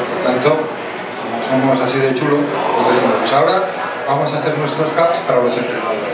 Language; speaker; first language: Spanish; native; Spanish